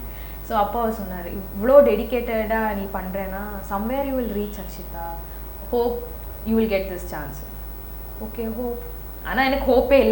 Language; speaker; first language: Tamil; non-native, learner; Kannada